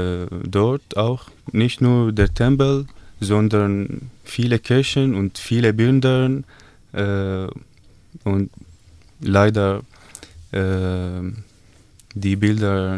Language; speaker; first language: German; non-native, learner; Arabic